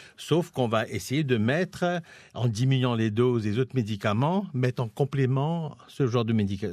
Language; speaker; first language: French; non-native, local second language; Morisyen